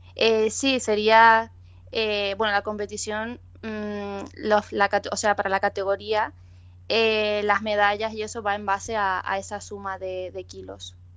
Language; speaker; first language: Spanish; native; Spanish